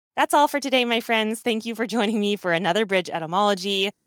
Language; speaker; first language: English; early bilingual, other home language; Hindi